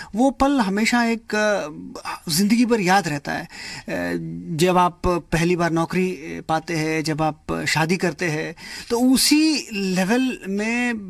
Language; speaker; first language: Hindi; non-native, local second language; Kannada